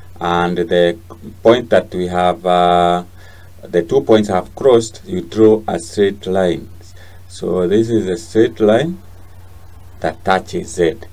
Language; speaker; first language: English; non-native, local second language; Swahili